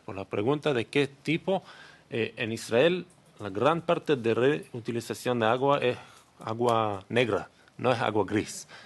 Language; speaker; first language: Spanish; non-native, learner; Hebrew